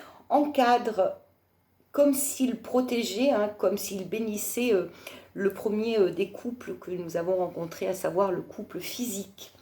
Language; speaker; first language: French; native; French